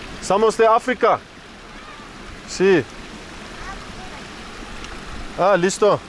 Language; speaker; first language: Spanish; non-native, learner; English